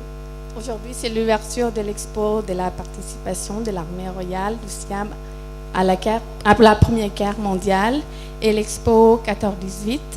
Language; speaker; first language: French; non-native, fluent; Thai